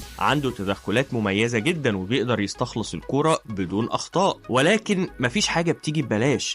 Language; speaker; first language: Arabic; native; Arabic